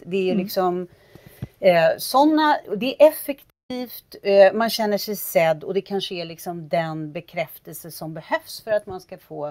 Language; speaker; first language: Swedish; native; Swedish